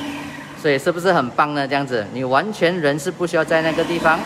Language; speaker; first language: Chinese; native; Chinese